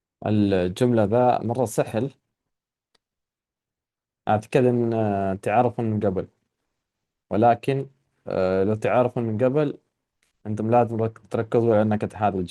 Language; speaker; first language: Arabic; non-native, fluent; Urdu